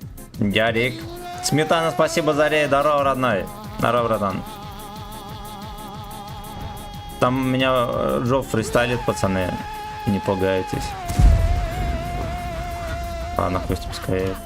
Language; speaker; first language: Russian; native; Russian